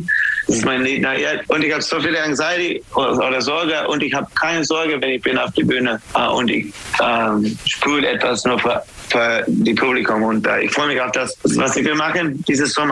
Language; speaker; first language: German; non-native, fluent; English